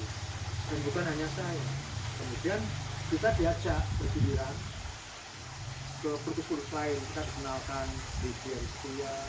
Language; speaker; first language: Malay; non-native, local second language; Javanese